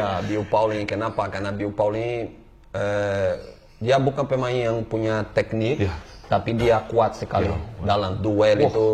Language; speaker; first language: Indonesian; non-native, fluent; Portuguese